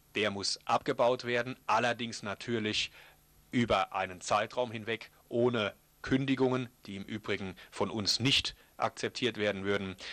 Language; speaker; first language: German; native; German